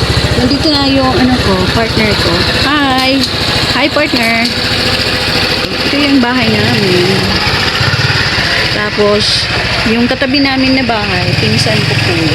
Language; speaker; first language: Filipino; non-native, local second language; Waray